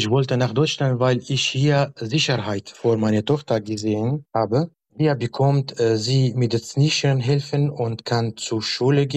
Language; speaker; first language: German; non-native, learner; Arabic